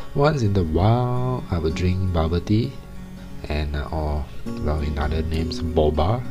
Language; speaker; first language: English; non-native, local second language; Chinese